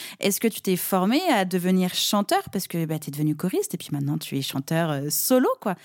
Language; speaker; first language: French; native; French